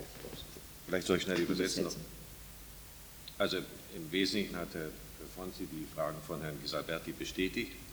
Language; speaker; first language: German; native; German